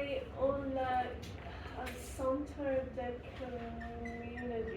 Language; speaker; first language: French; non-native, learner; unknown